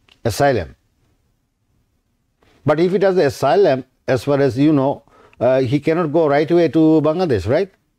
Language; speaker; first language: English; non-native, local second language; Bangla